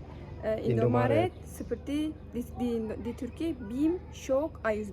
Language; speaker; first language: Indonesian; non-native, learner; Turkish